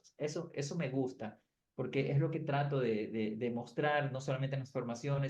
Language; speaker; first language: Spanish; native; Spanish